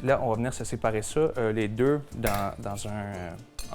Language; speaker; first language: French; native; French